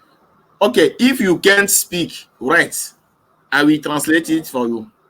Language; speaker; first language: English; non-native, learner; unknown